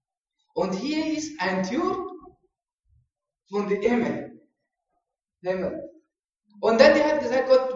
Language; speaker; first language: German; non-native, learner; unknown